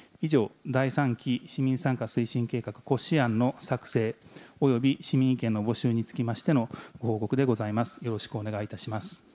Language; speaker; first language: Japanese; native; Japanese